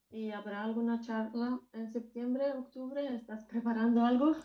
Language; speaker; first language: Spanish; non-native, fluent; Macedonian